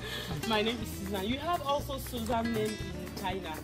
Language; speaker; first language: English; non-native, learner; French